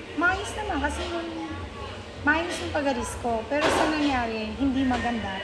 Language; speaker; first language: Filipino; native; Filipino